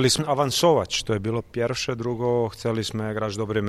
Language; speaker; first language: Polish; non-native, learner; Croatian